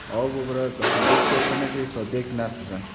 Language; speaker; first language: Persian; native; Persian